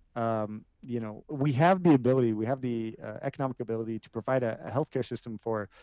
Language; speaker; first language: English; native; English